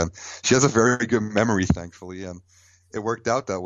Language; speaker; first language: English; non-native, fluent; Dutch